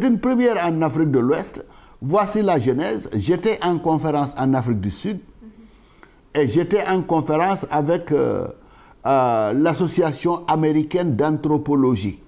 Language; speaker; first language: French; non-native, local second language; Wolof